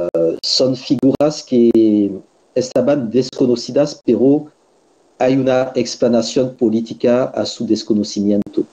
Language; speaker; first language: Spanish; non-native, fluent; French